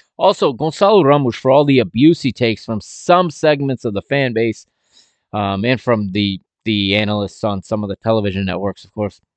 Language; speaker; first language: English; native; English